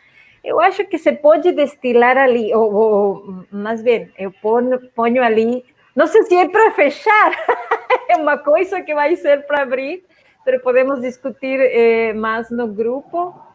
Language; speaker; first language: Portuguese; non-native, fluent; Spanish